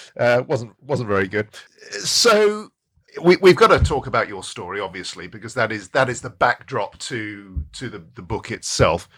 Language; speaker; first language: English; native; English